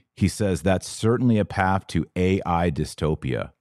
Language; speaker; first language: English; native; English